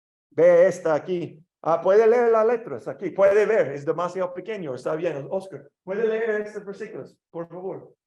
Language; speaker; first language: Spanish; non-native, learner; English